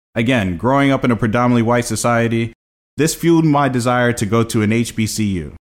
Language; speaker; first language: English; native; English